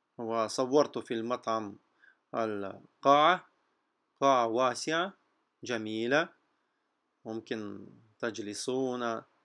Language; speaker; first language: Arabic; non-native, fluent; Russian